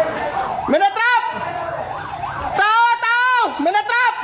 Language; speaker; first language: Filipino; non-native, local second language; Cebuano